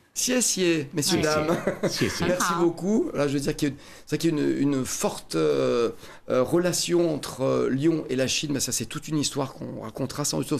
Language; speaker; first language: French; native; French